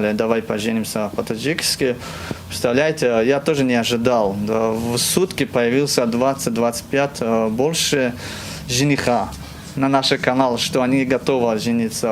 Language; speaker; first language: Russian; non-native, learner; Tajik